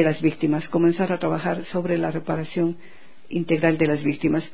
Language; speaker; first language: Spanish; native; Spanish